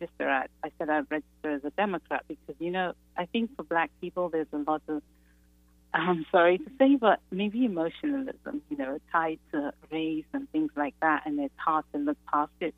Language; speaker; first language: English; non-native, local second language; Yoruba